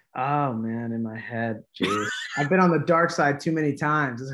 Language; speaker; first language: English; native; English